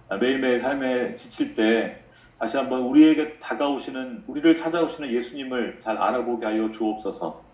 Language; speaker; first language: Korean; native; Korean